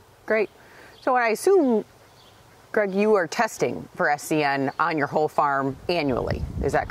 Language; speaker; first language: English; native; English